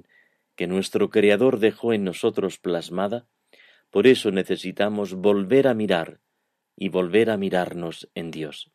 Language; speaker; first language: Spanish; native; Spanish